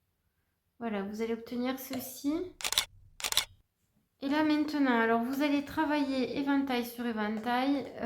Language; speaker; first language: French; native; French